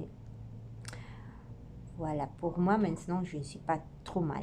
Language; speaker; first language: French; non-native, fluent; Italian